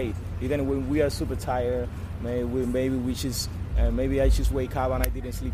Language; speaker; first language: English; non-native, fluent; Spanish